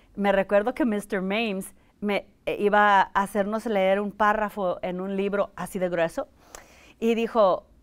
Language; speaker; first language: Spanish; early bilingual, heritage; Spanish